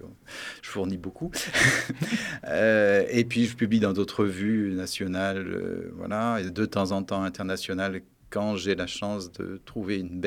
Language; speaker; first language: French; native; French